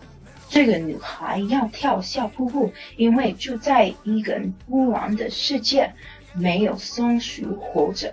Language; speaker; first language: Chinese; non-native, learner; English